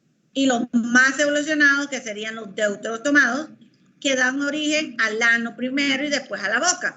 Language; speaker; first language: Spanish; native; Spanish